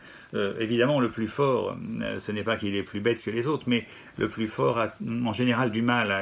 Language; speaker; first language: French; native; French